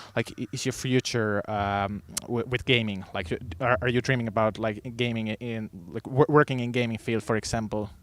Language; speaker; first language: English; non-native, fluent; Finnish